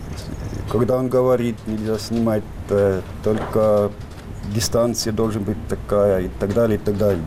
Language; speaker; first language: Russian; non-native, fluent; Estonian